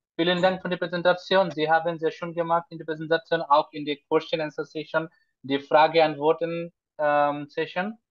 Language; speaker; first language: German; non-native, fluent; Bangla